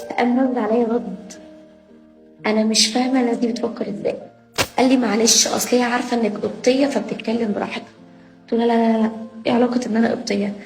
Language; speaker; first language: Egyptian Arabic; native; Egyptian Arabic